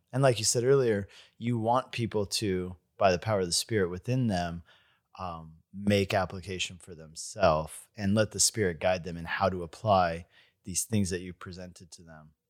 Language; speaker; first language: English; native; English